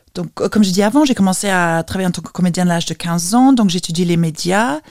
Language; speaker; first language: French; non-native, fluent; Lithuanian